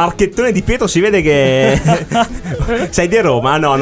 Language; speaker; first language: Italian; native; Italian